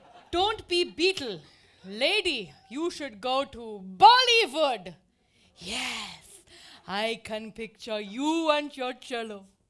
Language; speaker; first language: English; native; English